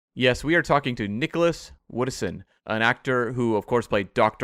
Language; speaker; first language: English; native; English